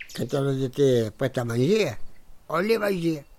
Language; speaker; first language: French; native; French